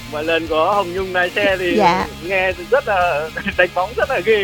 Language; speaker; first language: Vietnamese; native; Vietnamese